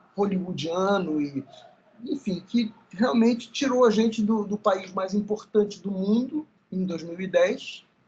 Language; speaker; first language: Portuguese; early bilingual, other home language; Spanish